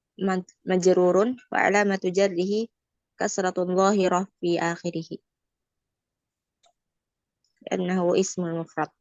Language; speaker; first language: Arabic; non-native, learner; Indonesian